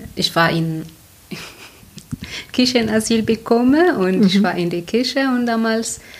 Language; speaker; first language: German; non-native, learner; Tigrinya